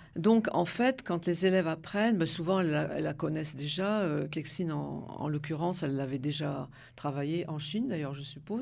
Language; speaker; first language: French; native; French